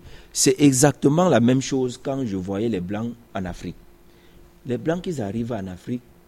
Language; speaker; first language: French; non-native, fluent; Spanish